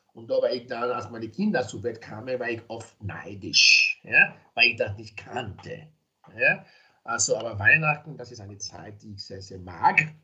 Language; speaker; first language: German; non-native, fluent; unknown